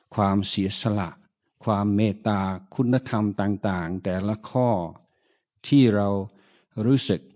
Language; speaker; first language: Thai; non-native, fluent; English